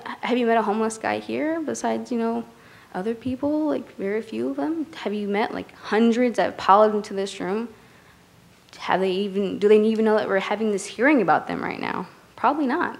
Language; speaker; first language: English; native; English